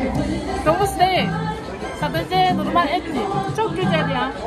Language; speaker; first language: Turkish; non-native, learner; Korean